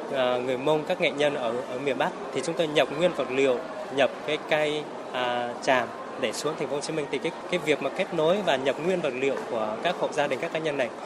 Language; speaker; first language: Vietnamese; non-native, local second language; Hmong